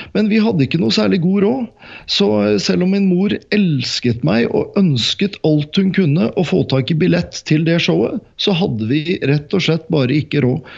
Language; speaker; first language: Norwegian; native; Norwegian